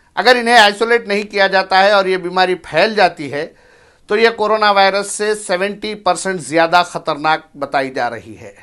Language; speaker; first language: Urdu; native; Urdu